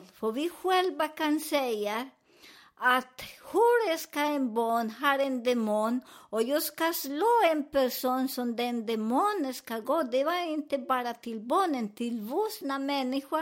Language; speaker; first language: Swedish; non-native, learner; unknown